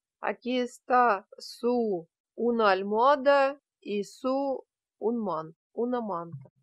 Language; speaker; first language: Spanish; non-native, learner; Russian